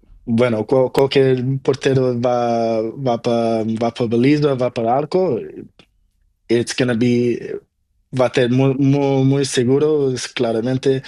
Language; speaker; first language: Spanish; non-native, learner; Portuguese